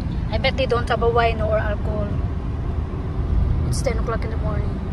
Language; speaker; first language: English; non-native, local second language; Filipino